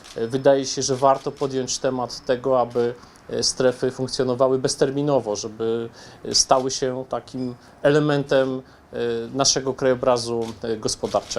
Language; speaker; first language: Polish; native; Polish